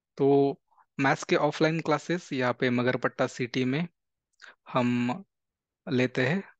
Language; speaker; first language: Hindi; non-native, local second language; Marathi